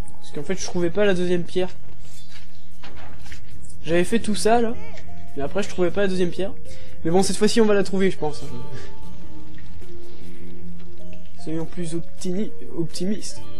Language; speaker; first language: French; native; French